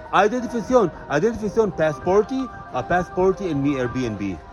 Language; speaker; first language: Spanish; non-native, learner; English